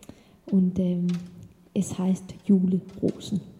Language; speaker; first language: German; non-native, learner; Danish